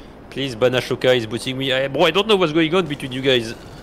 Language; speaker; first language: English; non-native, fluent; French